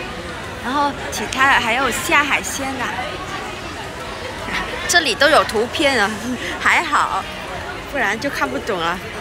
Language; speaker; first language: Chinese; non-native, fluent; Vietnamese